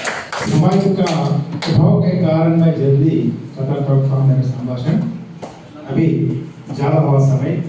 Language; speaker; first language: Hindi; non-native, local second language; Telugu